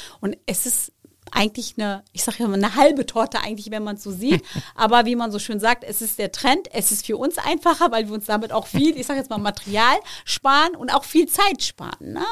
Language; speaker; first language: German; early bilingual, other home language; Turkish